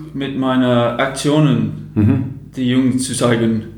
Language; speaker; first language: German; non-native, fluent; English